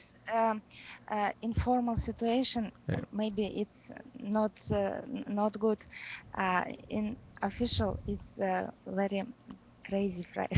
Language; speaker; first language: English; non-native, learner; Russian